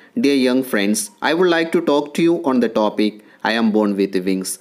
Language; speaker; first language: English; non-native, local second language; Malayalam